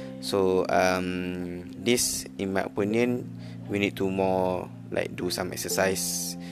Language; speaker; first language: English; non-native, learner; Malay